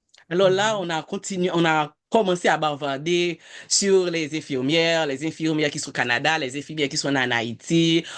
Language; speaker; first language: French; non-native, local second language; Haitian Creole